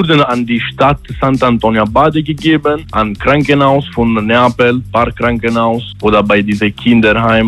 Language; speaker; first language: German; non-native, fluent; Italian